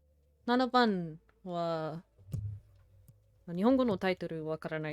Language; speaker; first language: Japanese; non-native, learner; English